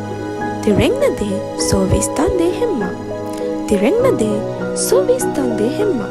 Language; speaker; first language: Swedish; non-native, learner; Sinhala